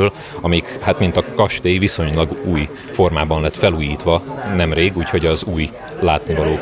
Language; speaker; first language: Hungarian; native; Hungarian